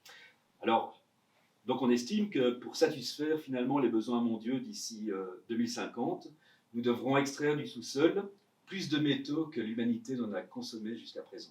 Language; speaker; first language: French; native; French